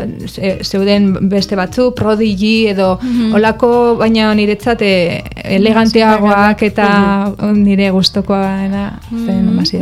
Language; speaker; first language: Basque; non-native, local second language; Spanish